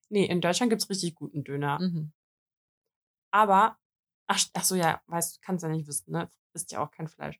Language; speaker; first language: German; early bilingual, other home language; Russian